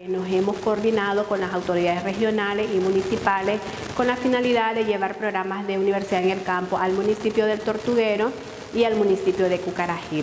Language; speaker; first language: Spanish; native; Spanish